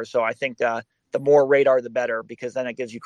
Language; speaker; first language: English; native; English